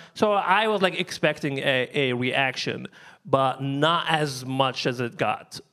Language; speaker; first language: English; non-native, fluent; Arabic